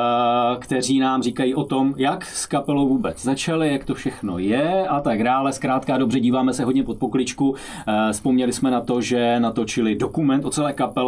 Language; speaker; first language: Czech; native; Czech